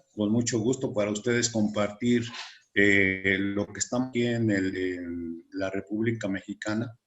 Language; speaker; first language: Spanish; native; Spanish